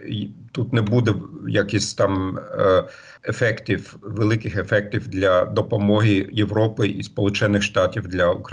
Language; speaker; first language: Ukrainian; non-native, fluent; German